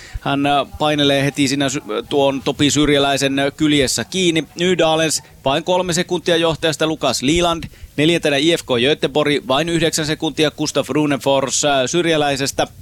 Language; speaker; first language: Finnish; native; Finnish